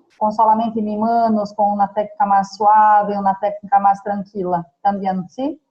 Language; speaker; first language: Spanish; non-native, fluent; Portuguese